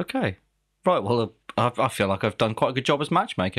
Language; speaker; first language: English; native; English